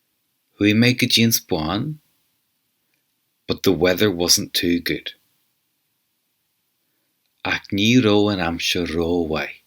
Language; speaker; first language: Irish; non-native, fluent; English